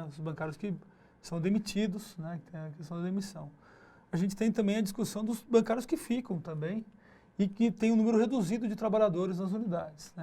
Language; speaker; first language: Portuguese; native; Portuguese